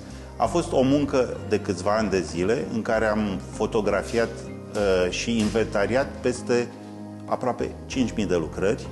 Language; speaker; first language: Romanian; native; Romanian